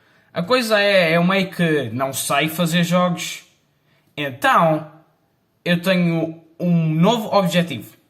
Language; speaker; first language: Portuguese; early bilingual, heritage; Portuguese